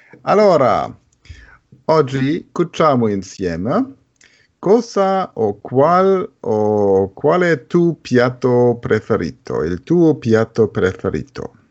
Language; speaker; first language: Italian; non-native, fluent; German